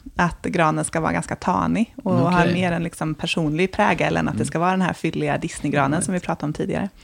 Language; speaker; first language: Swedish; native; Swedish